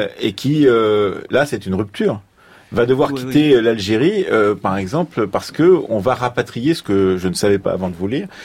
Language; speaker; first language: French; native; French